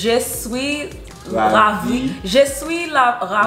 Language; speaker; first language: French; non-native, learner; Haitian Creole